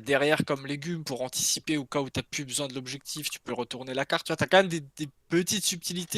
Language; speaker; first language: French; native; French